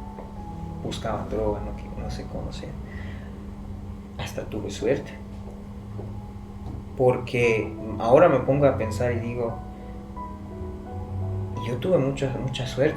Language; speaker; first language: Spanish; non-native, fluent; Persian